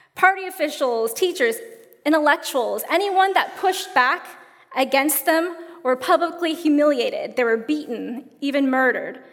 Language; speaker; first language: English; native; English